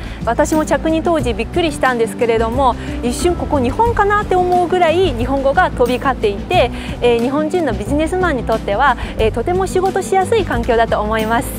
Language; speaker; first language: Japanese; non-native, fluent; Chinese